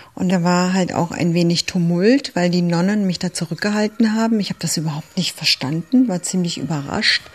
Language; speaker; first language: German; early bilingual, other home language; Greek